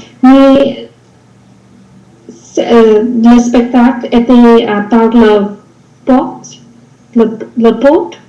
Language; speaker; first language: French; non-native, learner; English